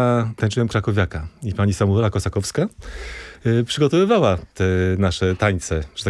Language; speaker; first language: Polish; native; Polish